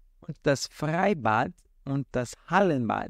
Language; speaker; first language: German; non-native, fluent; Portuguese